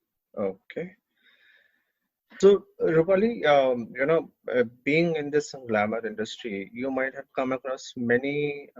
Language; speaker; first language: English; non-native, local second language; Hindi